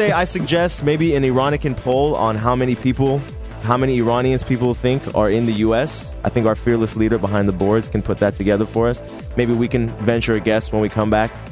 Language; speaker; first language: English; early bilingual, other home language; Persian